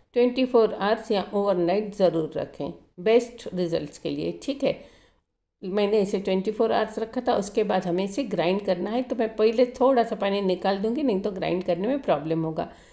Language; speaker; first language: Hindi; native; Hindi